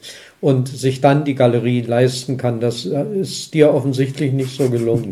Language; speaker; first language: German; native; German